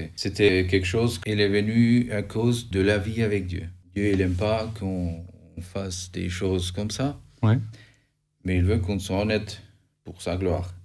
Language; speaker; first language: French; non-native, fluent; Albanian